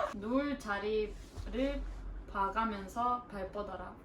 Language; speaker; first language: Korean; early bilingual, other home language; Russian